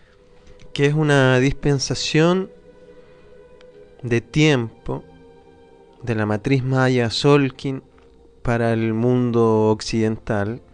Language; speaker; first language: Spanish; native; Spanish